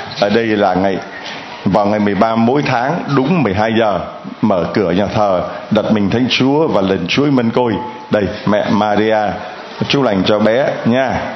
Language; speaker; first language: Vietnamese; native; Vietnamese